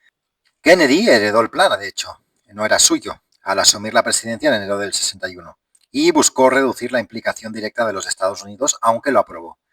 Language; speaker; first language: Spanish; native; Spanish